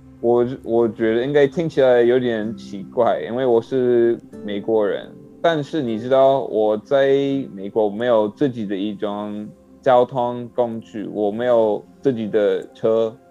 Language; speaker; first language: Chinese; non-native, learner; English